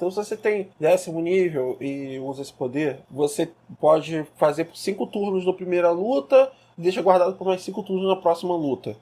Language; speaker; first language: Portuguese; native; Portuguese